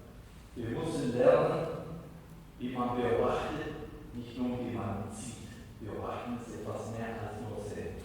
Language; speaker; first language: German; non-native, fluent; Spanish